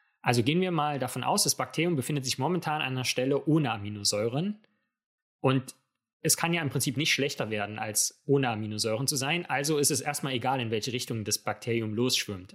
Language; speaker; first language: German; native; German